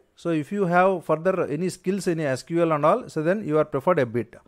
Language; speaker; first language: English; non-native, local second language; Telugu